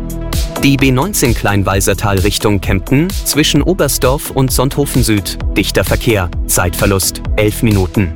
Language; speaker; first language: German; native; German